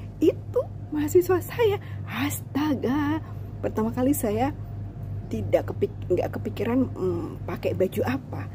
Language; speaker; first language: Indonesian; native; Indonesian